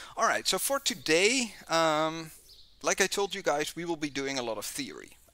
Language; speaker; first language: English; non-native, fluent; Dutch